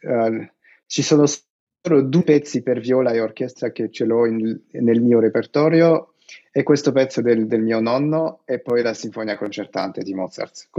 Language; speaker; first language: Italian; non-native, fluent; Russian